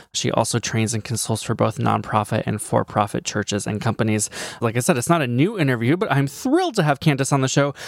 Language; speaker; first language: English; native; English